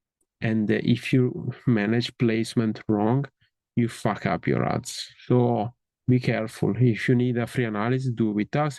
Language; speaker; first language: English; non-native, fluent; Italian